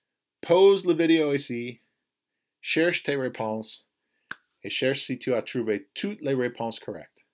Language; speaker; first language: French; non-native, fluent; English